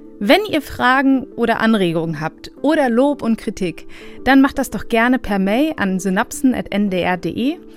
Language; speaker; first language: German; early bilingual, other home language; Bosnian